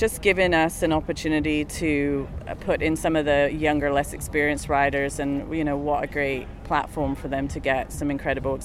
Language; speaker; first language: English; native; English